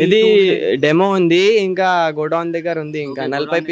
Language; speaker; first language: Telugu; non-native, local second language; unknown